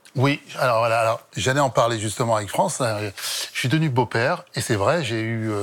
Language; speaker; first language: French; native; French